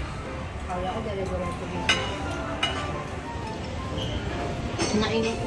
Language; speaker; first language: Filipino; native; Filipino